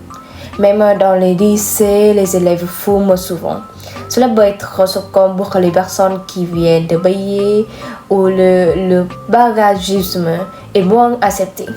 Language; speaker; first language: French; non-native, fluent; Vietnamese